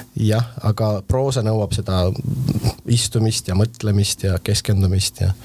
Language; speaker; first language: Estonian; non-native, local second language; Russian